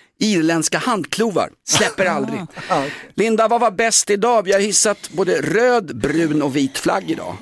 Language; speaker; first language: Swedish; native; Swedish